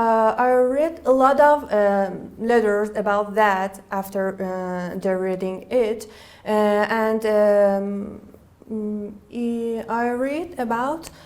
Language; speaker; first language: English; non-native, learner; Persian